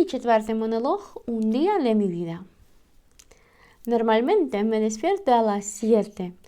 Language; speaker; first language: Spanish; non-native, fluent; Ukrainian